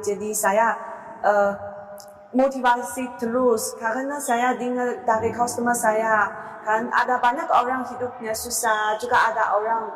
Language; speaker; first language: Indonesian; non-native, learner; Chinese